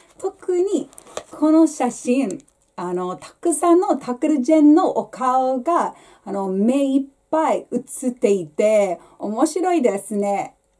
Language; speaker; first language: Japanese; non-native, fluent; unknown